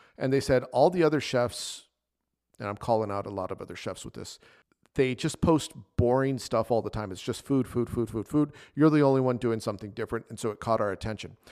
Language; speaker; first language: English; native; English